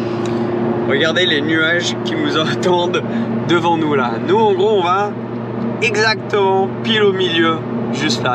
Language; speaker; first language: French; native; French